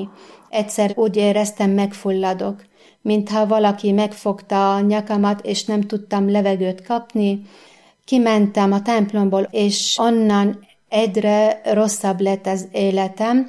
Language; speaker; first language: Hungarian; non-native, fluent; Arabic